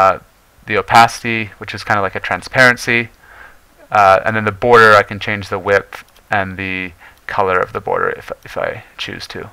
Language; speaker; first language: English; native; English